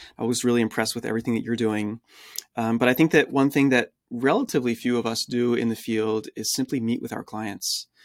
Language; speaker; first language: English; early bilingual, other home language; French